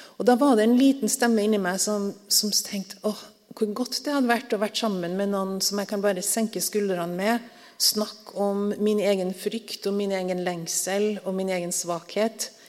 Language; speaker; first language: Norwegian; native; Norwegian